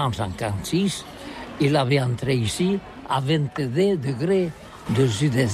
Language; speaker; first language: French; non-native, learner; Catalan